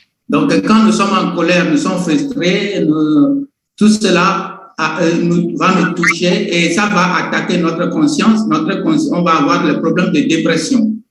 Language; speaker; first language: French; non-native, fluent; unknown